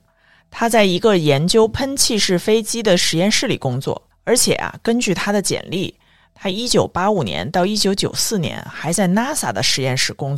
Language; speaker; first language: Chinese; native; Chinese